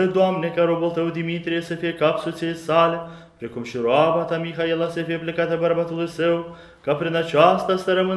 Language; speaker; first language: Romanian; native; Romanian